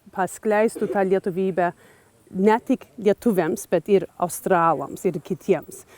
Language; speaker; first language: Lithuanian; early bilingual, heritage; English